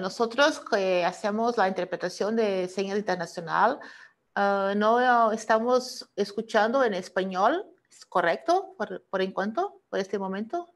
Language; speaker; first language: Spanish; non-native, fluent; Portuguese